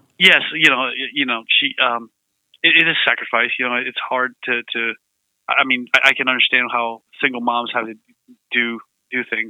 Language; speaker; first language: English; early bilingual, other home language; Vietnamese